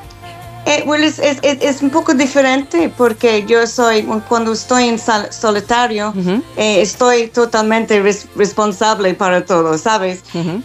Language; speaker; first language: Spanish; non-native, fluent; English